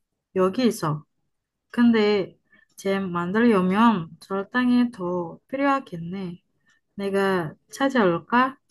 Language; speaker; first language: Korean; non-native, learner; Indonesian